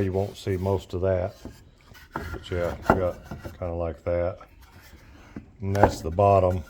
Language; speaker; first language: English; native; English